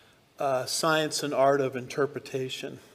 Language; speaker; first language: English; native; English